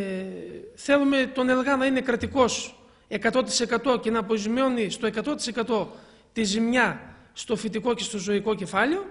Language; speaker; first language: Greek; native; Greek